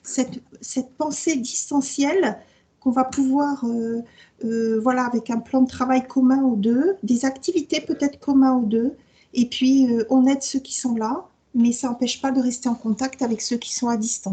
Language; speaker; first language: French; native; French